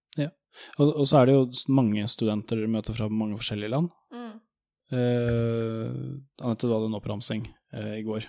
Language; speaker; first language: Norwegian; native; Norwegian